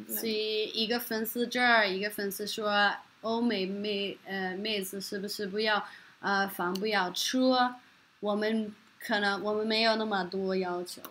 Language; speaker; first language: Chinese; non-native, fluent; Norwegian